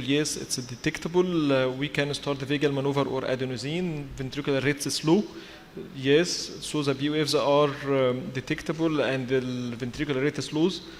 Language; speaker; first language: English; non-native, fluent; Arabic